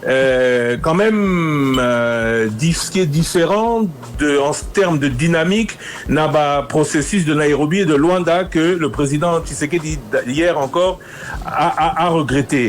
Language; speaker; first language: French; non-native, local second language; Lingala